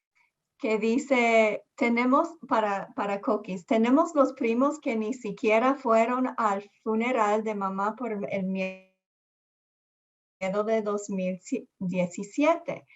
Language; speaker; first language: Spanish; early bilingual, heritage; Spanish